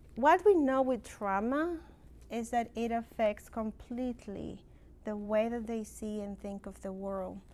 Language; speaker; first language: English; non-native, fluent; Spanish